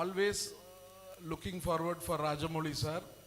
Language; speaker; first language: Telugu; non-native, fluent; Tamil